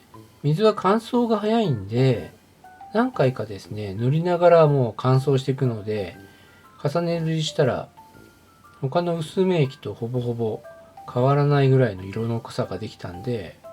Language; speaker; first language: Japanese; native; Japanese